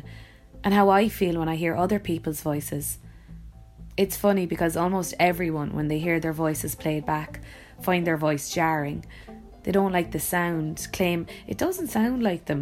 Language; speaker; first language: English; native; English